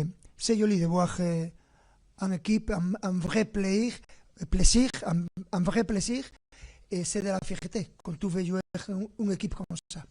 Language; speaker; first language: French; non-native, fluent; Spanish